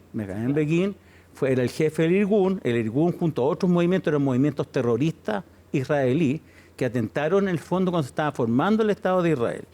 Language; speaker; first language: Spanish; native; Spanish